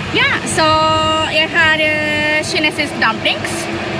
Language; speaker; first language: Norwegian; non-native, learner; Polish